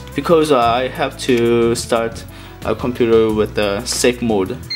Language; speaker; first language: English; non-native, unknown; Korean